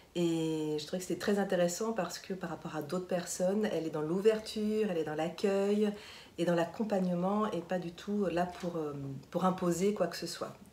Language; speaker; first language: French; native; French